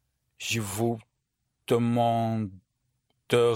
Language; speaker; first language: French; non-native, learner; English